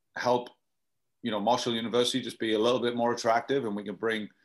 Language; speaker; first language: English; native; English